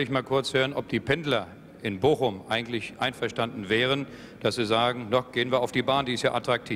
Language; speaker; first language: German; native; German